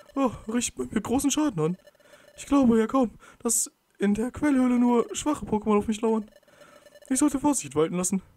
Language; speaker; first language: German; native; German